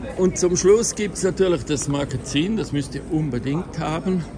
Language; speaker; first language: German; native; German